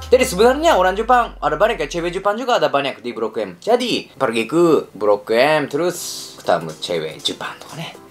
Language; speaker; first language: Indonesian; non-native, learner; Japanese